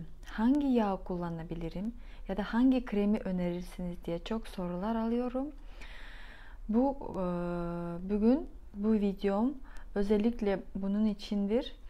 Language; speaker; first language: Turkish; non-native, fluent; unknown